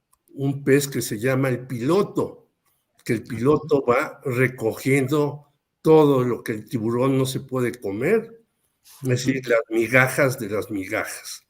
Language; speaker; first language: Spanish; native; Spanish